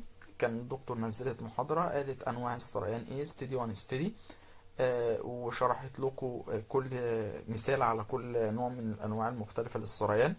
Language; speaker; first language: Arabic; native; Arabic